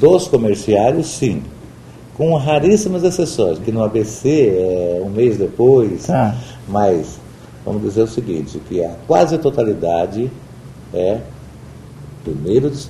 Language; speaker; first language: Portuguese; native; Portuguese